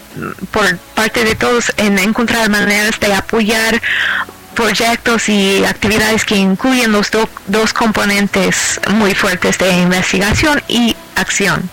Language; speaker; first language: Spanish; non-native, fluent; English